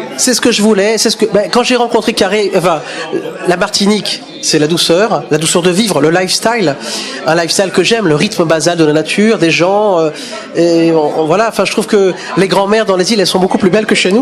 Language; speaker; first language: French; native; French